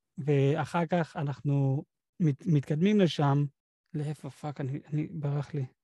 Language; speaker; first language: Hebrew; native; Hebrew